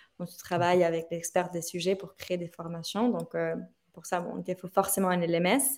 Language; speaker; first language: French; non-native, fluent; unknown